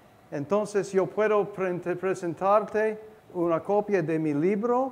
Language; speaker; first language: Spanish; non-native, learner; English